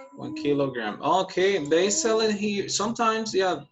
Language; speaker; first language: English; non-native, fluent; Spanish